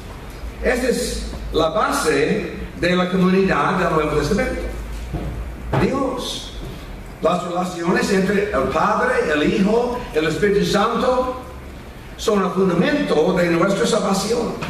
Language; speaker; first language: Spanish; non-native, fluent; English